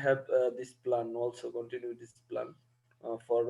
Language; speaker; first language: English; non-native, learner; Bangla